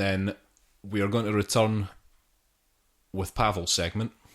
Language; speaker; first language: English; native; English